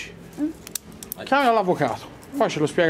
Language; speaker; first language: Italian; native; Italian